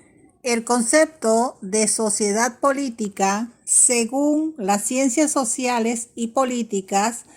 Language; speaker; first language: Spanish; native; Spanish